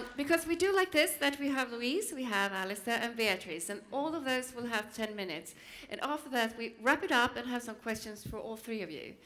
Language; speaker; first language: English; non-native, fluent; Swedish